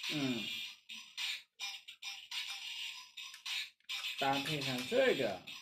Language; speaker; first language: Chinese; native; Chinese